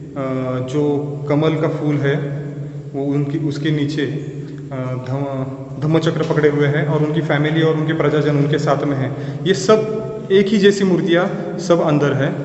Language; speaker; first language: Hindi; non-native, local second language; Marathi